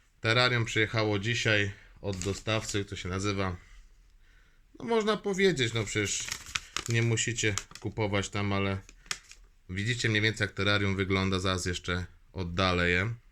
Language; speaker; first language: Polish; native; Polish